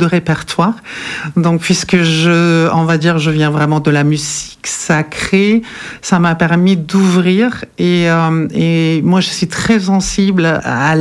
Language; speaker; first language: French; non-native, fluent; German